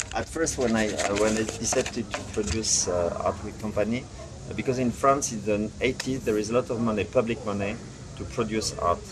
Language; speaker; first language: English; non-native, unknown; French